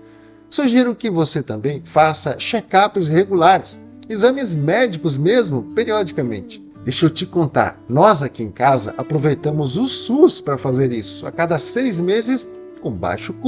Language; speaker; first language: Portuguese; native; Portuguese